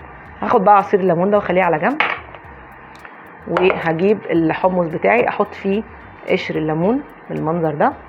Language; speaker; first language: Arabic; native; Arabic